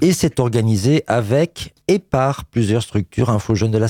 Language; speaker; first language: French; native; French